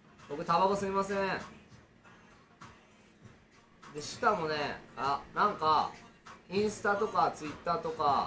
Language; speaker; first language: Japanese; native; Japanese